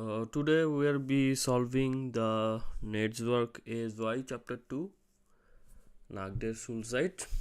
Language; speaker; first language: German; non-native, learner; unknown